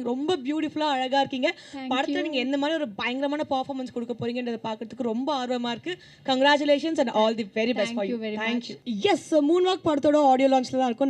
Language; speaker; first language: Tamil; native; Tamil